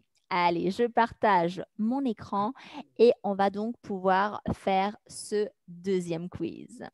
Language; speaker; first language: French; native; French